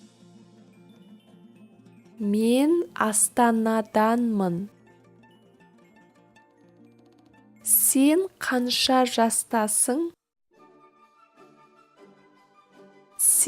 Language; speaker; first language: Kazakh; native; Kazakh